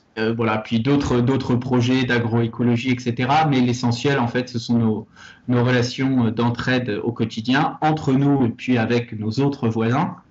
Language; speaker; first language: French; native; French